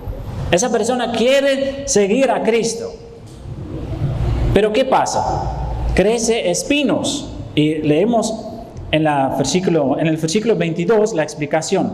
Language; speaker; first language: Spanish; non-native, fluent; Dutch